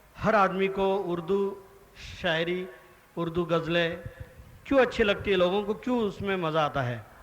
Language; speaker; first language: Hindi; non-native, local second language; Marathi